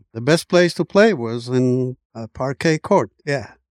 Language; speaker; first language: English; non-native, fluent; Spanish